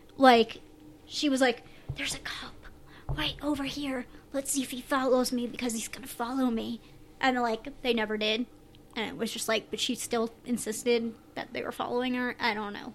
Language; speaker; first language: English; native; English